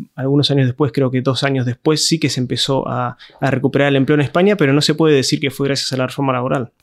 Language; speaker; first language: Spanish; native; Spanish